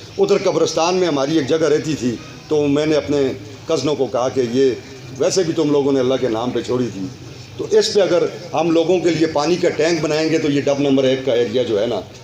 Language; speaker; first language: Urdu; non-native, local second language; Northern Hindko